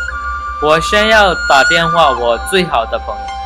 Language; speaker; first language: Chinese; non-native, learner; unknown